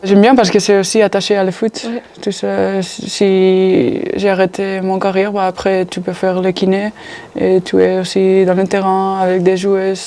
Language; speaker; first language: French; non-native, fluent; Spanish